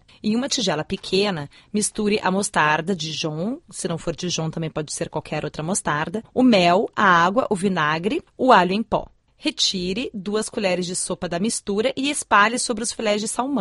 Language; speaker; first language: Portuguese; native; Portuguese